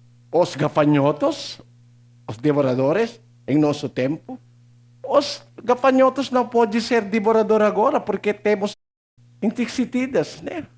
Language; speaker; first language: Portuguese; non-native, learner; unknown